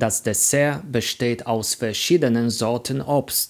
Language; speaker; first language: German; non-native, fluent; Polish